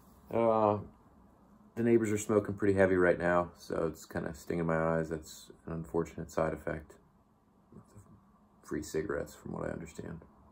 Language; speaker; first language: English; native; English